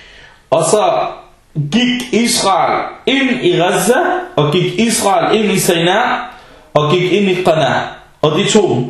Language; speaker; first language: Danish; early bilingual, other home language; Arabic